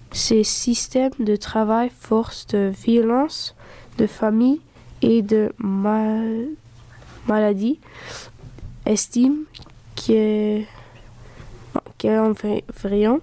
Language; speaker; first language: French; early bilingual, other home language; Dutch